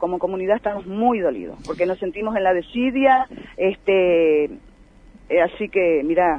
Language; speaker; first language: Spanish; native; Spanish